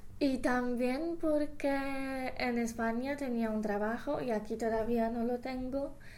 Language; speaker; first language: Spanish; non-native, fluent; Polish